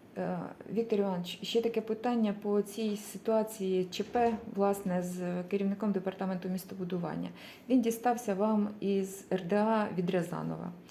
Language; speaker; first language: Ukrainian; native; Ukrainian